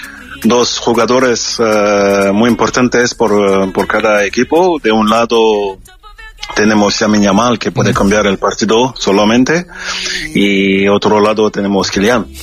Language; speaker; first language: Spanish; non-native, fluent; French